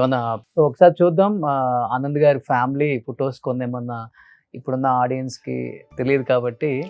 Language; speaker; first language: Telugu; native; Telugu